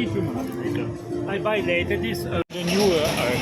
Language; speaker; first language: English; non-native, learner; German